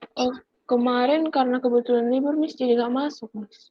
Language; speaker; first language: Indonesian; native; Indonesian